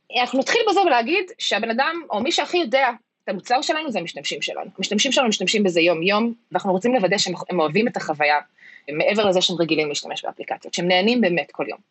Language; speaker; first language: Hebrew; early bilingual, heritage; Hebrew